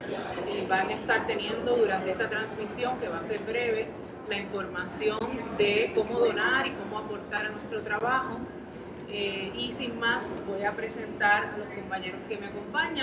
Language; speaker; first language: Spanish; native; Spanish